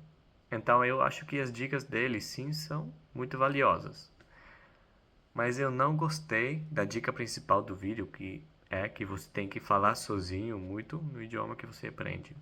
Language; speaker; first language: Portuguese; non-native, fluent; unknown